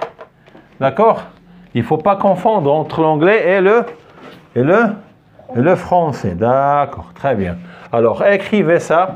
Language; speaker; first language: French; non-native, fluent; Arabic